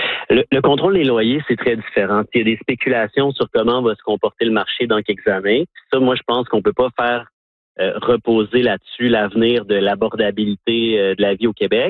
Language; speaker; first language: French; native; French